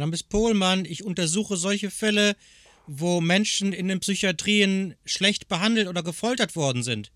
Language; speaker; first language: German; native; German